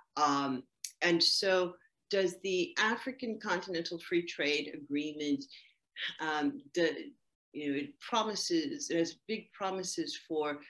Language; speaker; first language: English; native; English